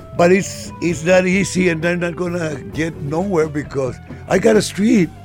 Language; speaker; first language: English; non-native, fluent; Spanish